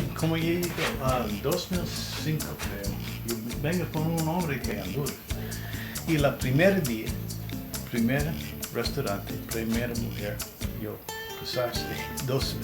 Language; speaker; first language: Spanish; non-native, learner; English